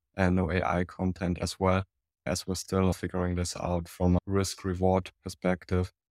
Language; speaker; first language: English; non-native, fluent; German